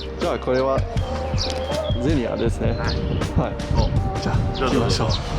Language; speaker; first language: Japanese; non-native, learner; English